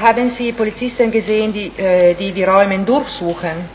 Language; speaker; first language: German; non-native, fluent; Italian